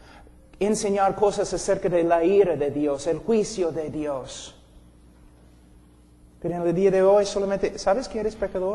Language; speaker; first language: Spanish; non-native, fluent; English